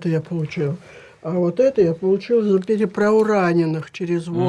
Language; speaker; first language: Russian; native; Russian